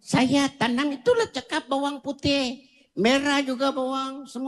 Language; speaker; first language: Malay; non-native, local second language; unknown